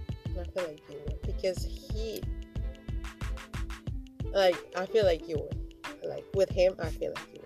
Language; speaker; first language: English; early bilingual, other home language; Spanish